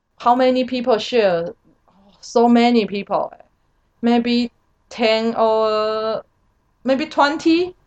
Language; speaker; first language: English; non-native, learner; Chinese